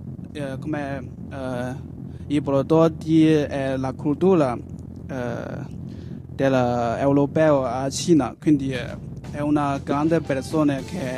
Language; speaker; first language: Italian; non-native, learner; Chinese